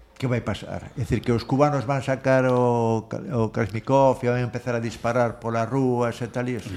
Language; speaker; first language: Galician; non-native, local second language; Spanish